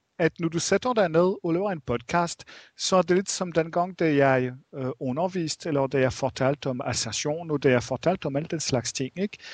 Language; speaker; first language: Danish; non-native, fluent; French